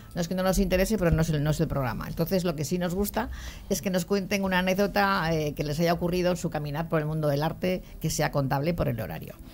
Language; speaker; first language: Spanish; native; Spanish